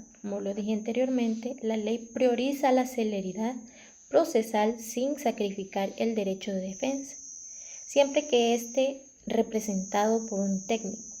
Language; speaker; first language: Spanish; native; Spanish